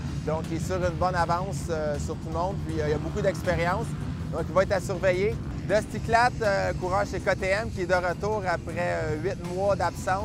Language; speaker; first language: French; native; French